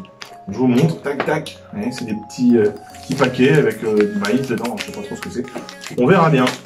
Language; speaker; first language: French; native; French